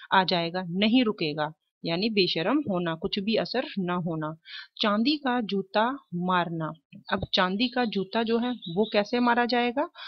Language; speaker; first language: Hindi; native; Hindi